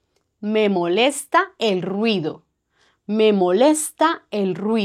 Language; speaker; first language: Spanish; non-native, fluent; French